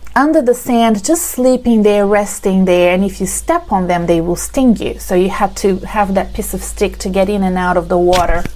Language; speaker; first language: English; non-native, fluent; Portuguese